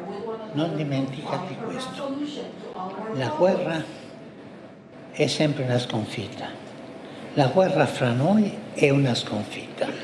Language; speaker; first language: Italian; non-native, fluent; Spanish